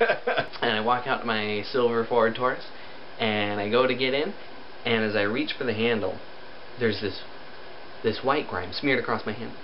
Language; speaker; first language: English; native; English